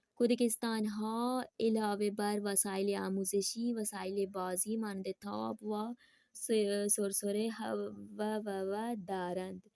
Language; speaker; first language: Persian; non-native, fluent; Urdu